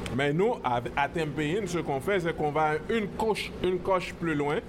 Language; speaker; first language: French; native; French